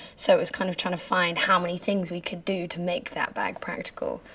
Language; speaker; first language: English; native; English